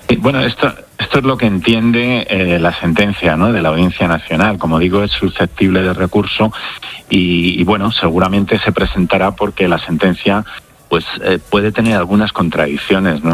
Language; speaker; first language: Spanish; native; Spanish